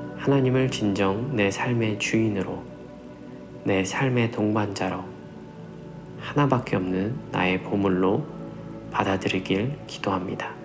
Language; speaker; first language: Korean; native; Korean